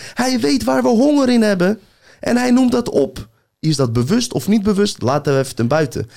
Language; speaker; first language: Dutch; early bilingual, other home language; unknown